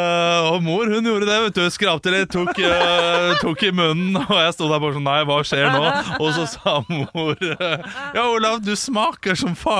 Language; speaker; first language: Norwegian; native; Norwegian